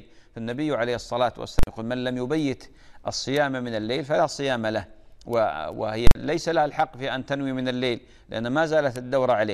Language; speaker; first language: Arabic; native; Arabic